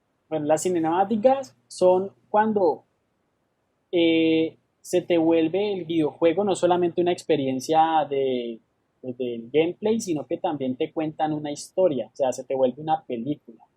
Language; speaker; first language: Spanish; native; Spanish